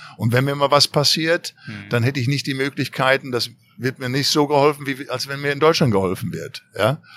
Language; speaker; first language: German; native; German